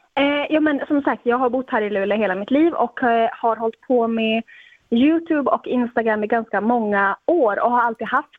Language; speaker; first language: Swedish; native; Swedish